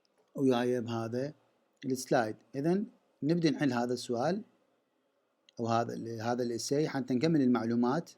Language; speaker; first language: Arabic; native; Arabic